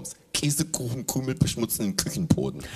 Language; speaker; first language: German; native; German